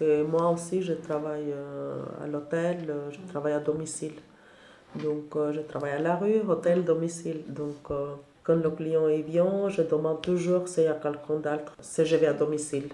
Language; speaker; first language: French; non-native, learner; Albanian